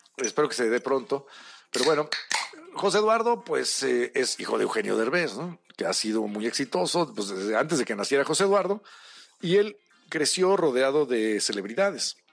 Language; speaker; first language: Spanish; native; Spanish